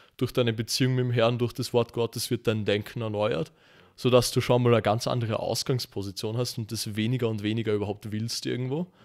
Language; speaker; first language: German; native; German